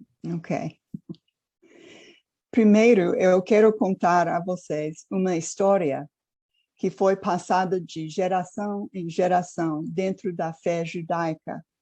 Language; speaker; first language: Portuguese; non-native, fluent; English